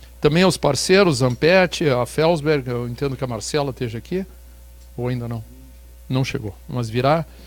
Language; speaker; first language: Portuguese; native; Portuguese